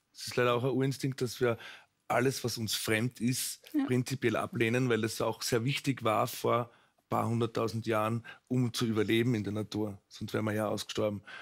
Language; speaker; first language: German; native; German